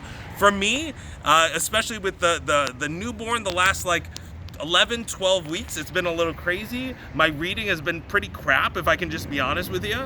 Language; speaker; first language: English; native; English